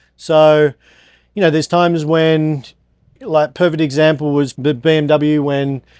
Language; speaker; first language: English; native; English